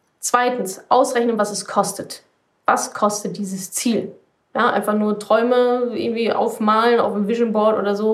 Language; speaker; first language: German; native; German